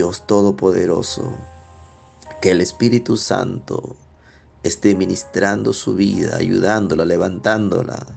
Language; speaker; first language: Spanish; native; Spanish